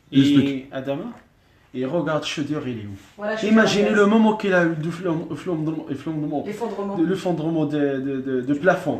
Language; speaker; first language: French; non-native, learner; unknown